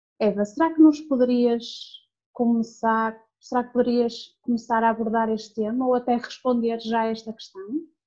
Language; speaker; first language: Portuguese; native; Portuguese